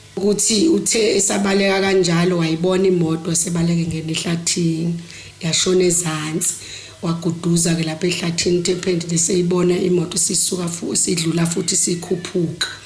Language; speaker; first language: Zulu; native; Zulu